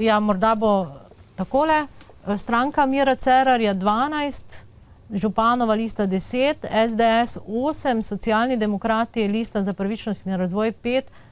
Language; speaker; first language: Slovenian; native; Slovenian